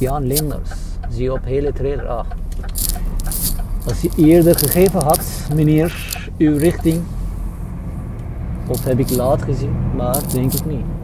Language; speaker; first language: Dutch; non-native, fluent; Turkish